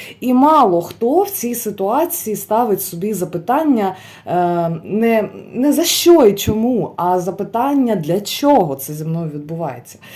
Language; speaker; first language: Ukrainian; non-native, local second language; Russian